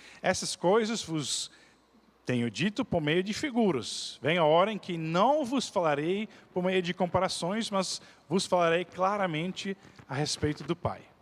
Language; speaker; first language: Portuguese; non-native, fluent; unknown